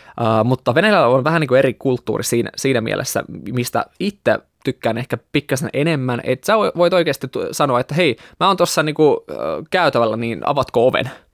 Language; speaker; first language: Finnish; non-native, fluent; Russian